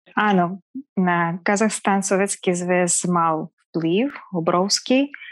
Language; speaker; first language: Slovak; non-native, fluent; Kazakh